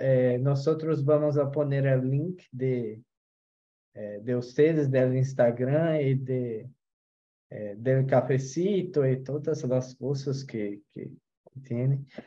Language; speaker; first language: Spanish; non-native, local second language; Portuguese